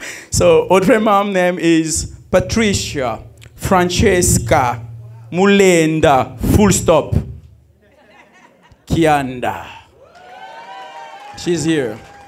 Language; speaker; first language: English; non-native, fluent; French